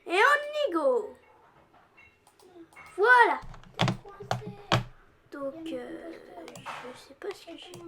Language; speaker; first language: French; native; French